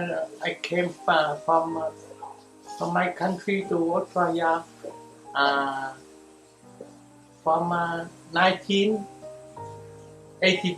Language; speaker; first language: English; non-native, learner; Vietnamese